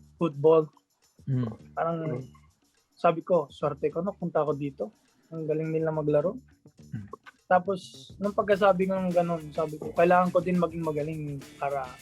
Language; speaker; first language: Filipino; non-native, local second language; Surigaonon